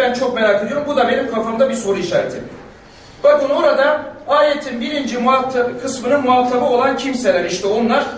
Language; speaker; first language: Turkish; non-native, local second language; Kurdish